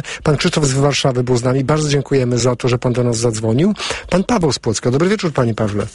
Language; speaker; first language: Polish; native; Polish